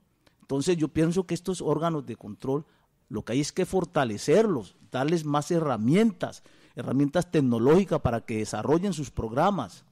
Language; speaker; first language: Spanish; native; Spanish